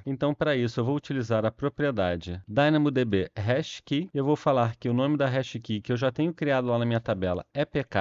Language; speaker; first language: Portuguese; native; Portuguese